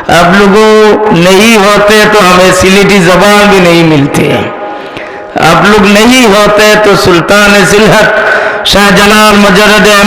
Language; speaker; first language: Urdu; non-native, local second language; Sylheti